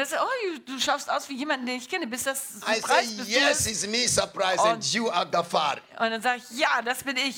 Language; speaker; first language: German; non-native, learner; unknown